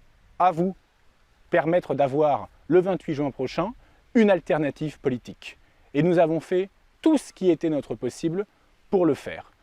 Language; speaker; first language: French; native; French